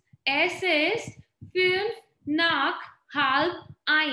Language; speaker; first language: German; non-native, fluent; Hindi